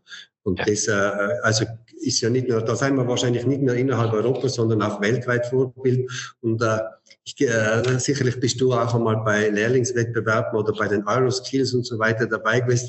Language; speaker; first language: German; native; German